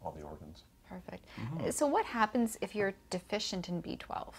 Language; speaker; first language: English; native; English